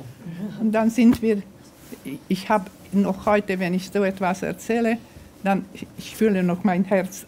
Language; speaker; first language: German; non-native, fluent; Romanian